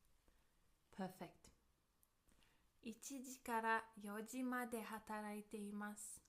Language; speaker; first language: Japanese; non-native, fluent; English